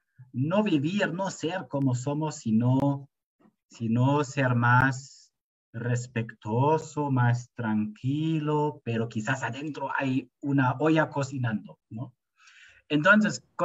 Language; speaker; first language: Spanish; non-native, fluent; German